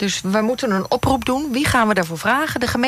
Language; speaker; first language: Dutch; native; Dutch